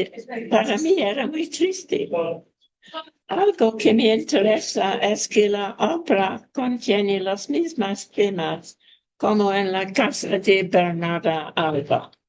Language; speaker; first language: Spanish; non-native, fluent; English